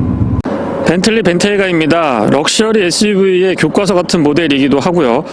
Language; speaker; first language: Korean; native; Korean